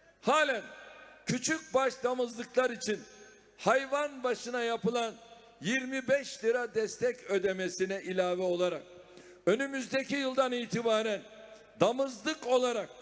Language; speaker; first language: Turkish; native; Turkish